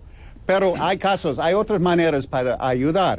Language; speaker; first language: Spanish; non-native, fluent; English